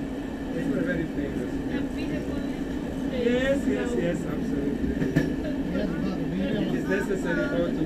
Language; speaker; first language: English; non-native, learner; Hungarian